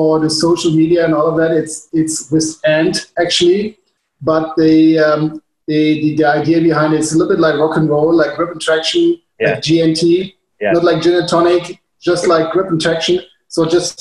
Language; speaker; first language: English; non-native, fluent; German